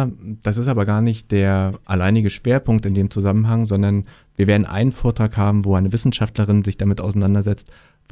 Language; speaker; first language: German; native; German